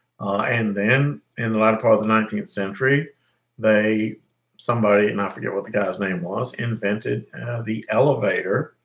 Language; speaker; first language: English; native; English